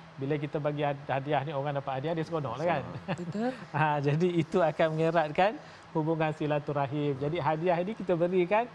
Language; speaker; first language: Malay; native; Malay